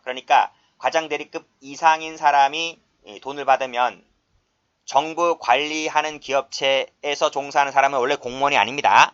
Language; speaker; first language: Korean; native; Korean